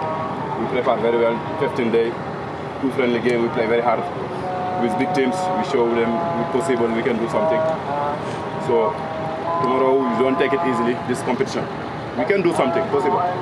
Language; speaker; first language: English; non-native, learner; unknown